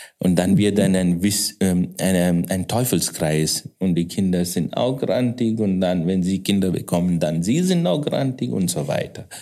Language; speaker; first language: German; non-native, fluent; Kannada